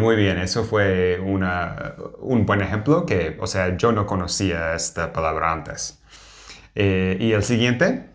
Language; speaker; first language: Spanish; non-native, fluent; English